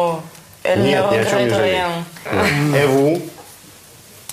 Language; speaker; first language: French; non-native, fluent; Russian